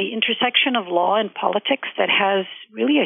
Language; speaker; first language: English; non-native, local second language; Urdu